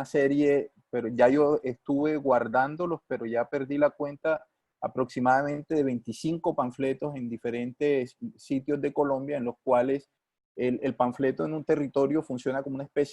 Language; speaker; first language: Spanish; native; Spanish